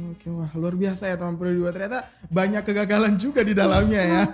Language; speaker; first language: Indonesian; native; Indonesian